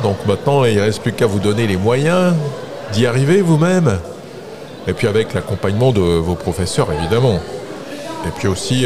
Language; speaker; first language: French; native; French